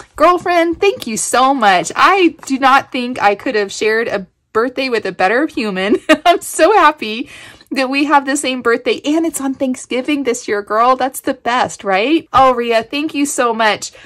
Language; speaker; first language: English; native; English